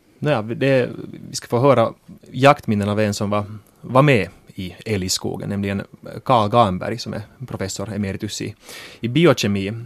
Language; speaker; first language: Swedish; native; Swedish